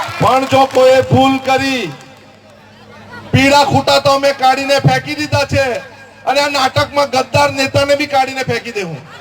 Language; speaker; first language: Gujarati; non-native, local second language; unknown